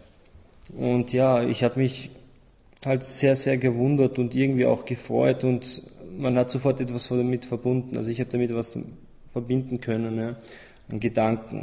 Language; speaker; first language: German; early bilingual, other home language; Albanian